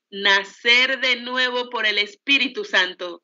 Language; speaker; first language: Spanish; native; Spanish